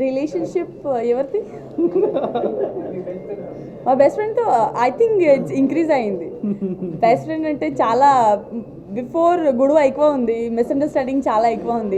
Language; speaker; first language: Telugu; non-native, learner; Gujarati